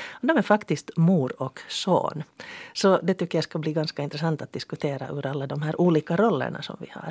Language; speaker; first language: Swedish; native; Swedish